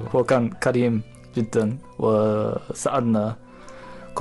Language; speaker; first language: Arabic; non-native, fluent; Japanese